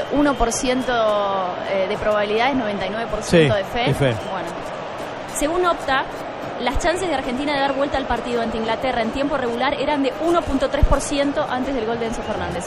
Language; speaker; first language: Spanish; native; Spanish